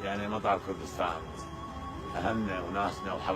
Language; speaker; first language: Arabic; native; Arabic